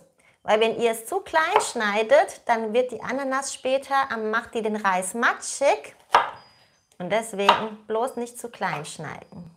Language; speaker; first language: German; native; German